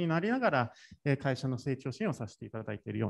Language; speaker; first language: Japanese; native; Japanese